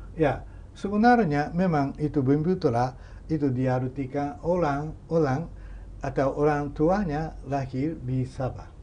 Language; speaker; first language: Indonesian; non-native, fluent; Japanese